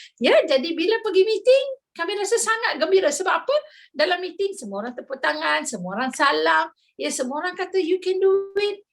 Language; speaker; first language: Malay; non-native, local second language; Tamil